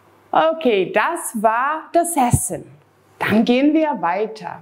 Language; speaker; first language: German; non-native, fluent; Serbian